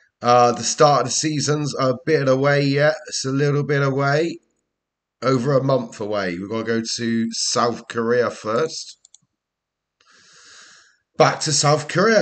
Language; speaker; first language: English; native; English